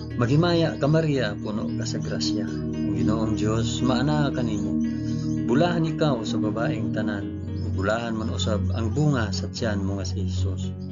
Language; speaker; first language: Cebuano; non-native, local second language; Hiligaynon